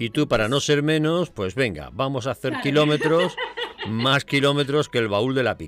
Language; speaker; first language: Spanish; native; Spanish